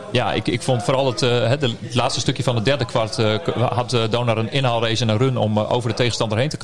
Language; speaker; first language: Dutch; native; Dutch